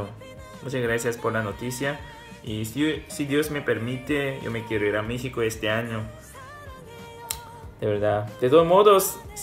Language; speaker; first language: Spanish; non-native, fluent; Korean